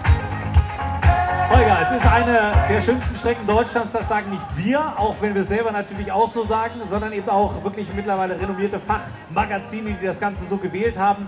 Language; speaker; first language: German; native; German